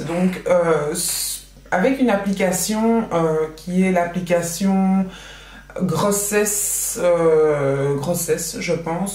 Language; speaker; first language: French; native; French